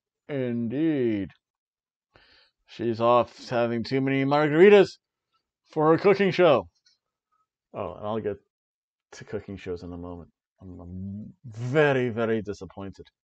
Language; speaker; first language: English; native; English